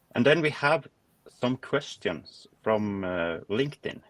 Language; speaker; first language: English; non-native, fluent; Norwegian